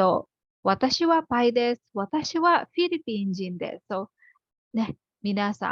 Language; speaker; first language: Japanese; non-native, fluent; Filipino